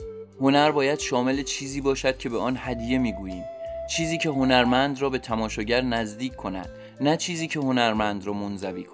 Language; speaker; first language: Persian; native; Persian